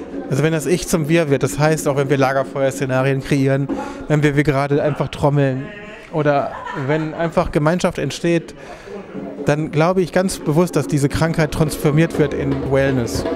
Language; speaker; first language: German; native; German